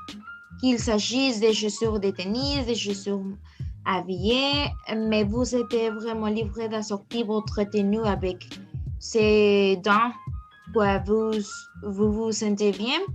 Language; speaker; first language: French; non-native, learner; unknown